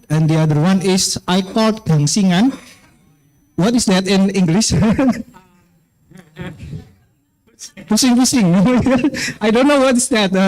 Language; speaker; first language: English; non-native, fluent; Indonesian